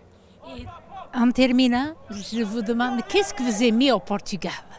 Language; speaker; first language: French; early bilingual, heritage; Portuguese